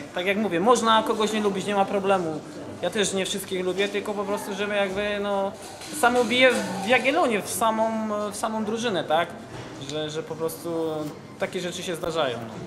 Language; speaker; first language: Polish; native; Polish